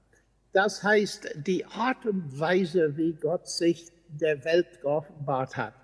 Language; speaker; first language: German; non-native, fluent; English